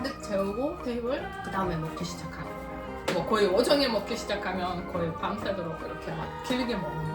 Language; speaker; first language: Korean; non-native, fluent; Russian